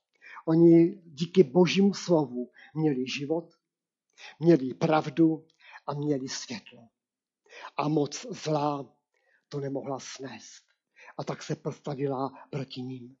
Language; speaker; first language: Czech; non-native, local second language; Polish